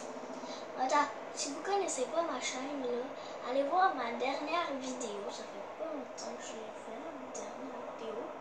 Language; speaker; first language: French; native; French